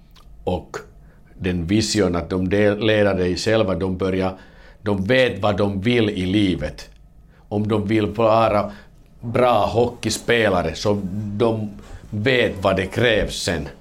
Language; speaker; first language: Swedish; non-native, fluent; Finnish